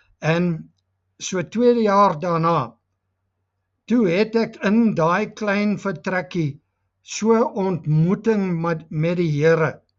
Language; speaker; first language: Afrikaans; non-native, local second language; English